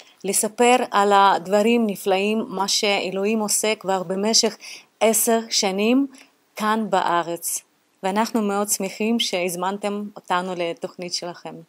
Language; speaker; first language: Hebrew; non-native, fluent; Russian